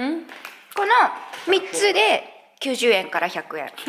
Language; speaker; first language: Japanese; native; Japanese